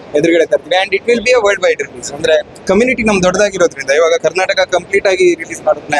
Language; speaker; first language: Kannada; non-native, local second language; Konkani